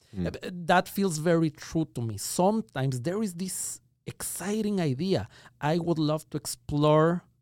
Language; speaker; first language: English; non-native, fluent; Spanish